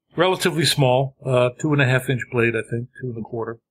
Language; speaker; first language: English; native; English